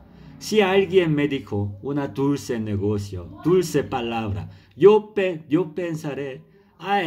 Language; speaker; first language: Spanish; non-native, learner; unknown